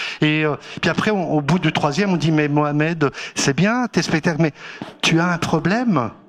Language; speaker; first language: French; non-native, local second language; Arabic